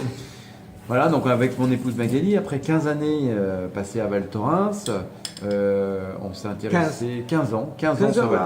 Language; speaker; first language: French; native; French